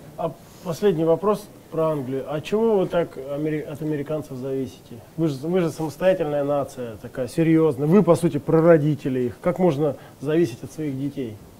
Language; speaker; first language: Russian; native; Russian